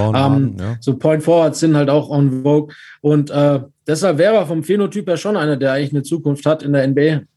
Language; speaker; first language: German; native; German